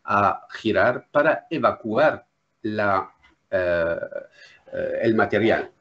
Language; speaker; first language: Spanish; non-native, learner; French